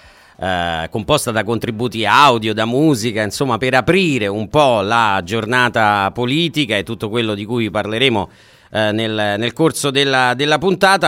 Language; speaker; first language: Italian; native; Italian